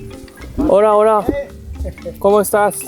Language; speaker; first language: Spanish; non-native, learner; Japanese